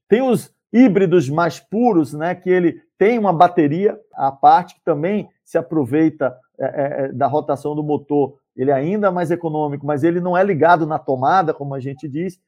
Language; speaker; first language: Portuguese; native; Portuguese